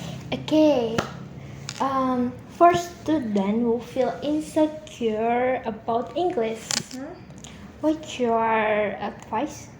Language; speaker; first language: English; non-native, learner; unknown